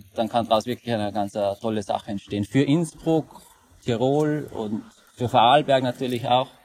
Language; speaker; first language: German; native; German